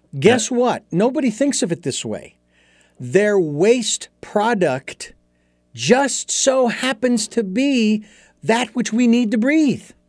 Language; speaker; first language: English; native; English